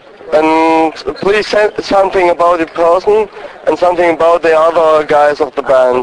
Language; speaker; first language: English; non-native, learner; German